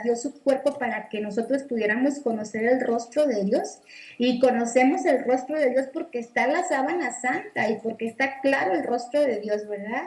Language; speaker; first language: Spanish; native; Spanish